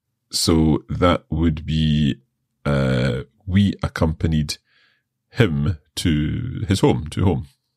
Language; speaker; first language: English; native; English